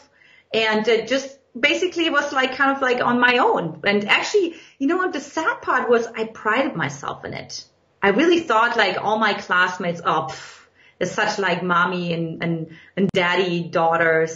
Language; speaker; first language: English; non-native, fluent; German